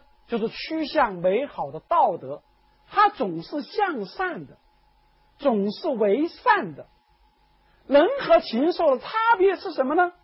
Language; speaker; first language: Chinese; native; Chinese